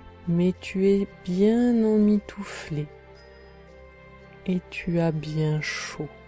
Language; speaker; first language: French; native; French